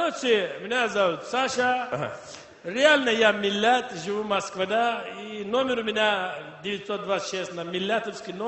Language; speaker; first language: Russian; non-native, local second language; Azerbaijani